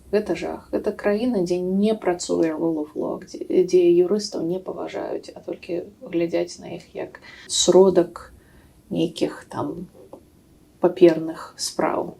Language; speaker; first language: Belarusian; non-native, local second language; Russian